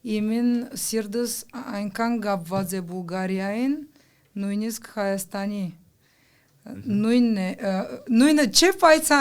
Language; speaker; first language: Armenian; early bilingual, heritage; Armenian